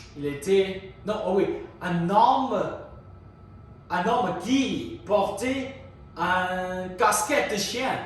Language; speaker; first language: French; non-native, learner; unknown